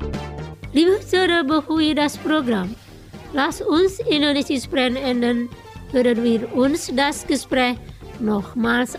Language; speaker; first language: German; non-native, fluent; Indonesian